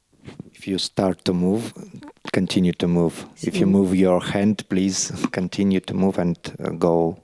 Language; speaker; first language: English; non-native, learner; Russian